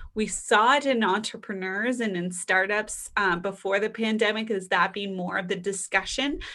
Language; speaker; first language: English; native; English